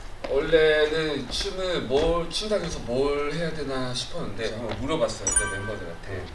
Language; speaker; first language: Korean; native; Korean